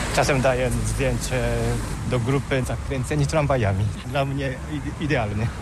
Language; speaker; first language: Polish; non-native, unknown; Japanese